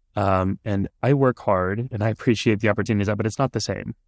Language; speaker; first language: English; early bilingual, other home language; Punjabi